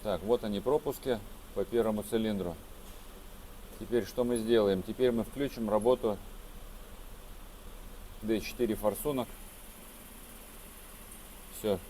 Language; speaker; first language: Russian; native; Russian